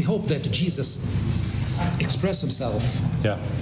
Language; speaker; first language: English; non-native, learner; Arabic